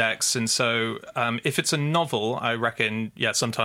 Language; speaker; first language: English; native; English